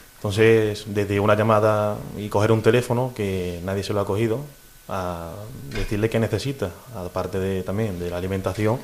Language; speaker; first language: Spanish; native; Spanish